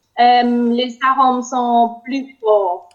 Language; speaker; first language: French; non-native, local second language; German